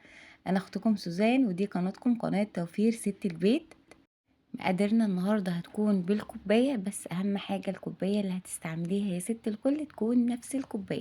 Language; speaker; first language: Arabic; native; Arabic